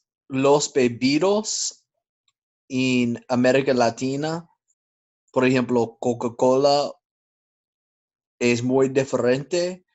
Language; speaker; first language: Spanish; non-native, learner; English